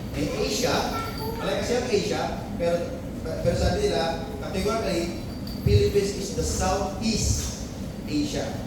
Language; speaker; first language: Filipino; non-native, local second language; Iloko